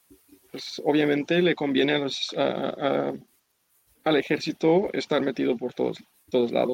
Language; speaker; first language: Spanish; early bilingual, heritage; English